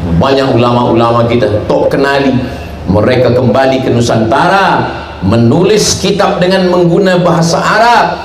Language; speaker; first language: Malay; native; Malay